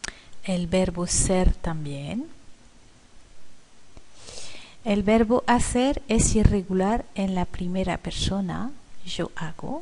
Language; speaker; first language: Spanish; non-native, fluent; French